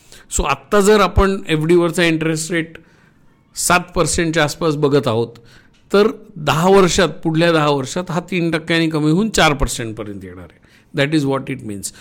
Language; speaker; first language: Marathi; native; Marathi